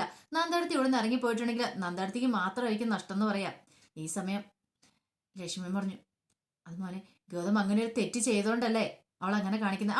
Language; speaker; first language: Malayalam; native; Malayalam